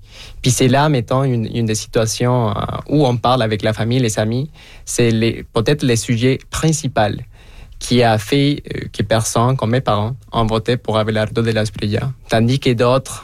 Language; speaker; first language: French; non-native, fluent; Spanish